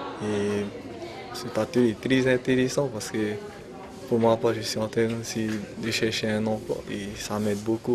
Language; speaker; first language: French; non-native, local second language; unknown